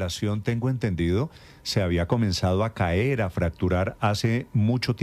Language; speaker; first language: Spanish; native; Spanish